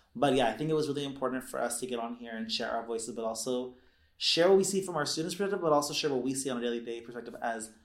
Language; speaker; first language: English; native; English